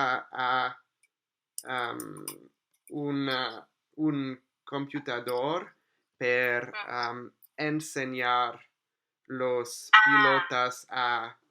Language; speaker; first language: Spanish; non-native, learner; English